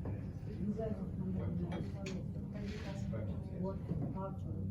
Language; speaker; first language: English; non-native, learner; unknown